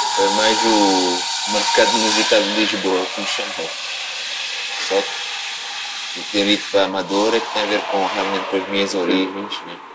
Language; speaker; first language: Portuguese; non-native, local second language; Kabuverdianu